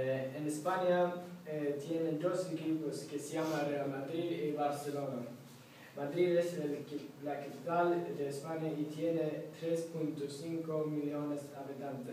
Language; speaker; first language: Spanish; non-native, learner; Swedish